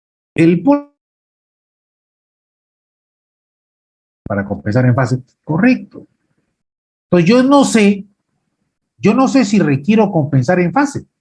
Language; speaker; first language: Spanish; native; Spanish